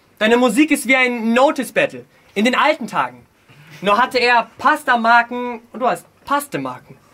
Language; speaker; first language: German; early bilingual, other home language; Russian